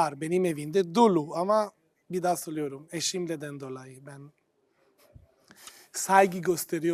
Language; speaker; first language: Turkish; non-native, fluent; Italian